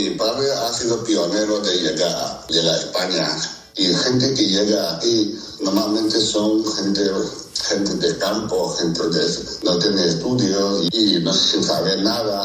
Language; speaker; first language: Spanish; non-native, fluent; Chinese